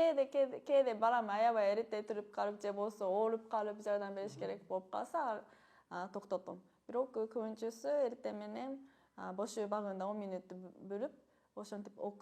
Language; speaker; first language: Kyrgyz; non-native, fluent; Japanese